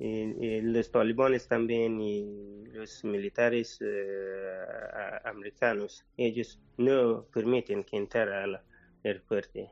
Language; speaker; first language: Spanish; non-native, learner; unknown